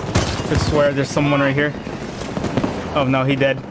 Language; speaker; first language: English; native; English